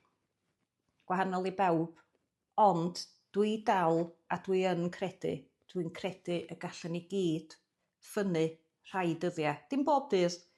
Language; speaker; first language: Welsh; native; Welsh